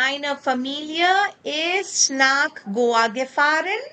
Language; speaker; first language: German; non-native, fluent; Kannada